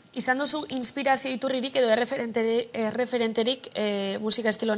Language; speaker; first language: Basque; native; Basque